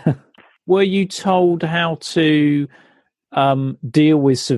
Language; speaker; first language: English; native; English